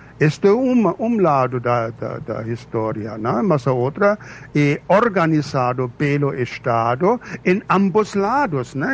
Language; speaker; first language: Portuguese; non-native, fluent; German